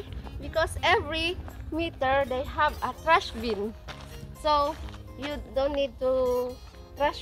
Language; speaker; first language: English; non-native, local second language; Filipino